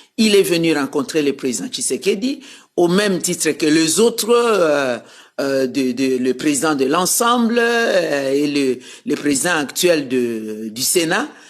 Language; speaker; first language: French; non-native, local second language; Lingala